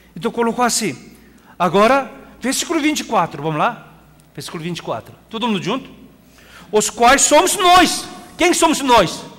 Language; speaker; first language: Portuguese; non-native, fluent; Korean